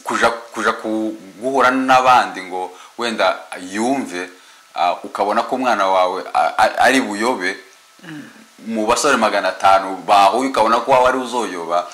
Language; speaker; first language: Kinyarwanda; native; Kinyarwanda